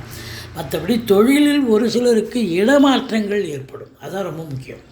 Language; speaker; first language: Tamil; native; Tamil